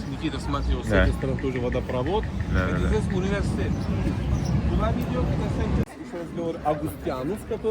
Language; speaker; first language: Russian; non-native, learner; Turkish